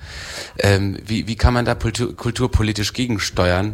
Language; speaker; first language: German; native; German